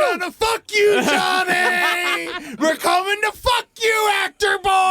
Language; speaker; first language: English; native; English